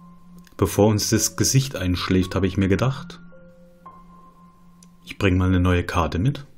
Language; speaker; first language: German; native; German